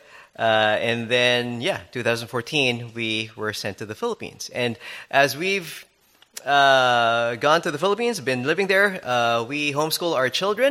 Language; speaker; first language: English; non-native, local second language; Filipino